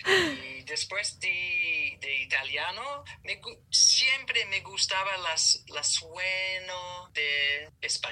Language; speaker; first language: Spanish; non-native, learner; English